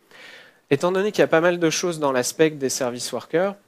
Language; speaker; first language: French; native; French